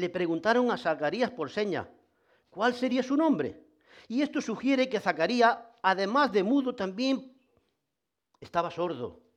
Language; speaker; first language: Spanish; native; Spanish